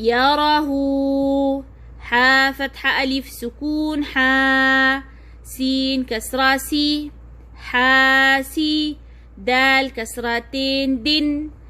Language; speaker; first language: Arabic; non-native, fluent; Oromo